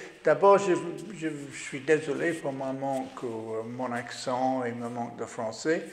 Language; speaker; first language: French; non-native, learner; English